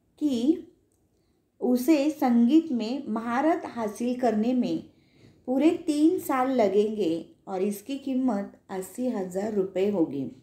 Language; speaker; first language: Hindi; non-native, local second language; Marathi